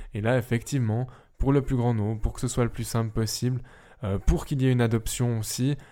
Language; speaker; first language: French; native; French